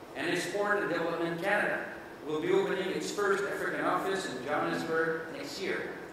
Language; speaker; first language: English; non-native, local second language; French